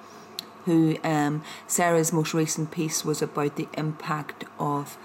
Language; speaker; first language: English; native; English